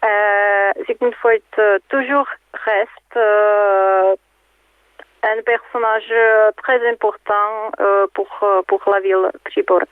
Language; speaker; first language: French; non-native, fluent; Czech